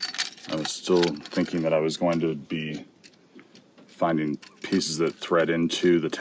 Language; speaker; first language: English; native; English